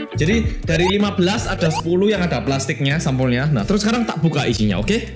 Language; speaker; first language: Indonesian; non-native, fluent; Korean